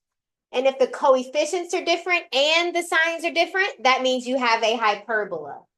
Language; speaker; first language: English; native; English